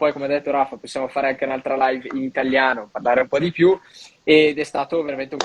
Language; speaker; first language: Italian; non-native, fluent; Portuguese